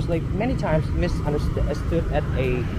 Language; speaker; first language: English; non-native, fluent; Vietnamese